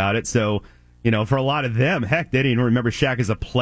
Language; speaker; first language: English; native; English